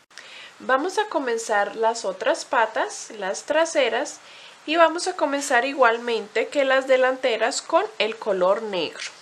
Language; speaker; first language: Spanish; native; Spanish